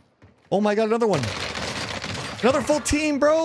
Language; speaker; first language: English; native; English